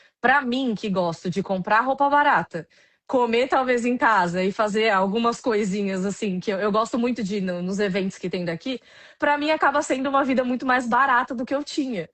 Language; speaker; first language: Portuguese; native; Portuguese